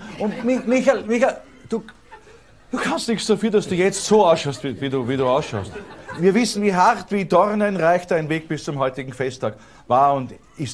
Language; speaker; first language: German; native; German